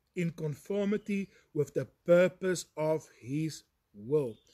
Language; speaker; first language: English; non-native, local second language; Afrikaans